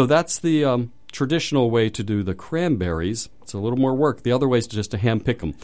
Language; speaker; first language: English; native; English